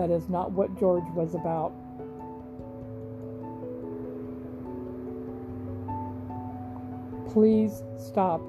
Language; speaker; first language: English; native; English